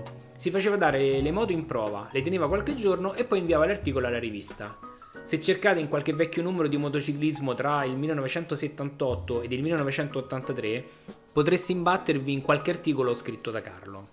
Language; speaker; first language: Italian; native; Italian